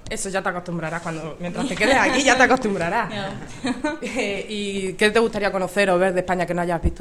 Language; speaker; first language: Spanish; native; Spanish